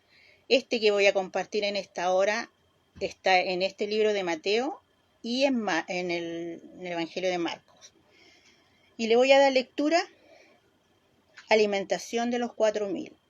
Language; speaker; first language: Spanish; native; Spanish